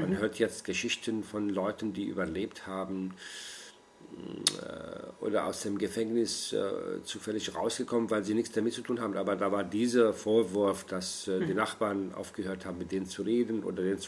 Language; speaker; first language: German; non-native, fluent; Arabic